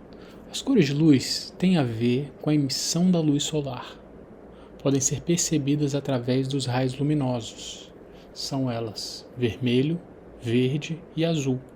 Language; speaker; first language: Portuguese; native; Portuguese